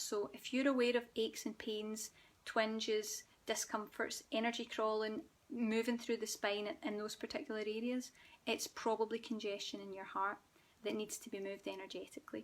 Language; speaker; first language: English; native; English